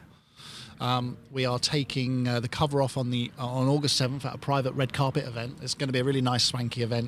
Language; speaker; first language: English; native; English